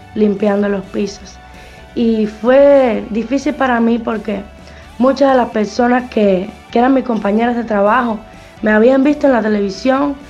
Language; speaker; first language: Spanish; native; Spanish